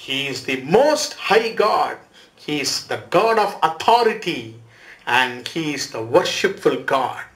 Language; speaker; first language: English; non-native, local second language; Tamil